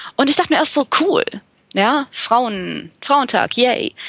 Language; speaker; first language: German; native; German